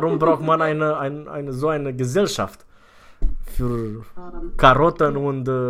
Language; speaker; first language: German; non-native, fluent; Romanian